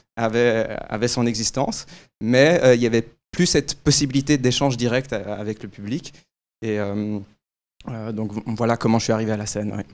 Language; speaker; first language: French; native; French